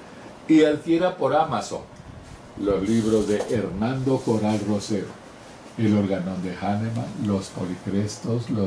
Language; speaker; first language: Spanish; native; Spanish